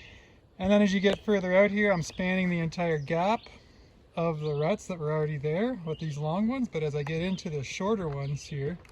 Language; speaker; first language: English; native; English